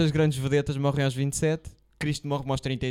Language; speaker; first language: Portuguese; native; Portuguese